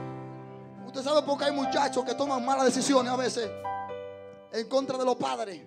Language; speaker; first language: Spanish; native; Spanish